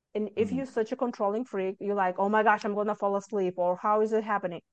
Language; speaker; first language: English; non-native, fluent; Lithuanian